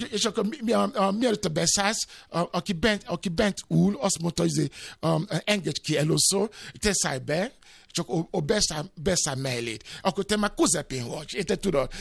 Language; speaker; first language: Hungarian; non-native, learner; Yoruba